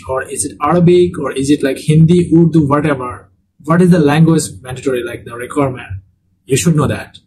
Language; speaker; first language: English; non-native, local second language; Bangla